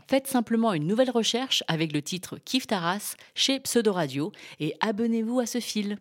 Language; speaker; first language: French; early bilingual, other home language; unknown